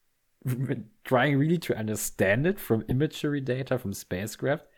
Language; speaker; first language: English; non-native, fluent; German